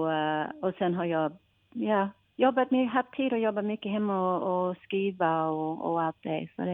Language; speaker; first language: Swedish; non-native, fluent; English